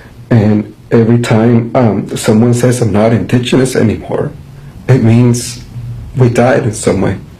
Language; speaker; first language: English; early bilingual, other home language; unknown